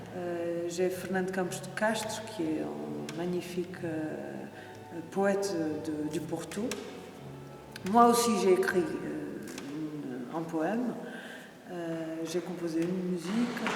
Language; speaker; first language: French; non-native, fluent; Portuguese